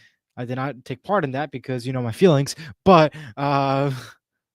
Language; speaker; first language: English; native; English